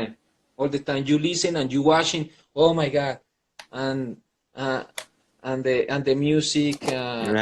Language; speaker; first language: English; non-native, learner; Spanish